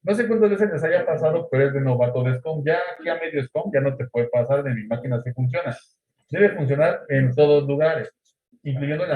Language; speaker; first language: Spanish; native; Spanish